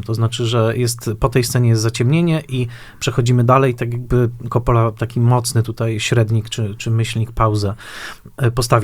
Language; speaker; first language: Polish; native; Polish